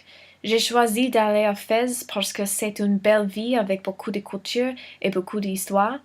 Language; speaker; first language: French; non-native, learner; English